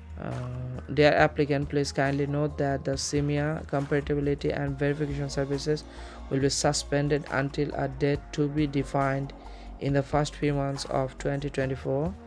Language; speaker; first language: English; non-native, local second language; Bangla